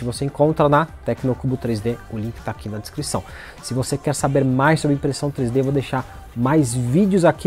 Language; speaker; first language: Portuguese; native; Portuguese